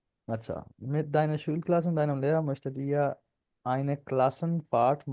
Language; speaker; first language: German; non-native, learner; Punjabi